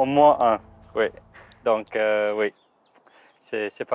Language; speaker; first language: French; non-native, learner; English